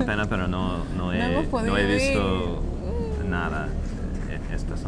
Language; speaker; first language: Spanish; non-native, fluent; English